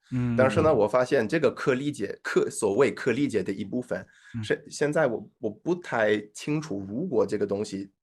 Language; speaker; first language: Chinese; non-native, fluent; English